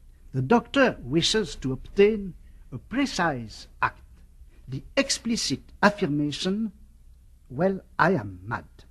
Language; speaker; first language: English; non-native, fluent; French